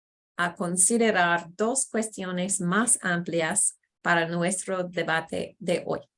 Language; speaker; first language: Spanish; non-native, fluent; English